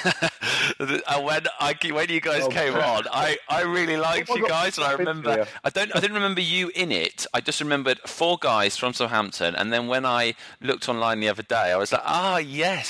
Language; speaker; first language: English; native; English